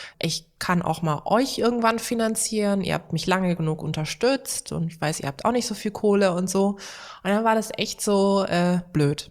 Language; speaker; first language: German; early bilingual, other home language; Turkish